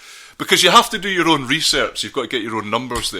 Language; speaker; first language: English; native; English